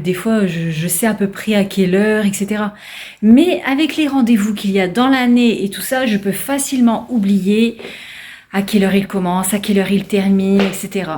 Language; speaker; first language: French; native; French